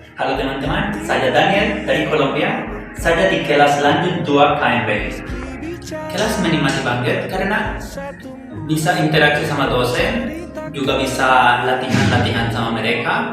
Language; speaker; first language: Indonesian; non-native, learner; Spanish